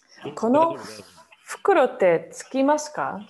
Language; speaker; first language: Japanese; non-native, fluent; English